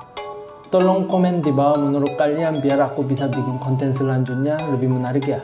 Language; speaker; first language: Indonesian; non-native, fluent; Korean